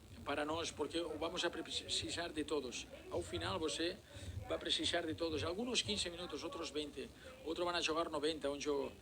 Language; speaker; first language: Portuguese; non-native, learner; Spanish